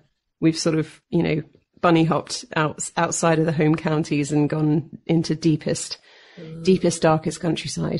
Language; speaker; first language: English; native; English